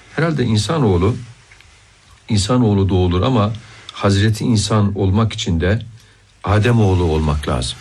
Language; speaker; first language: Turkish; native; Turkish